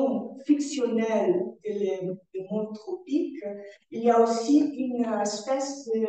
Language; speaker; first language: French; non-native, learner; Portuguese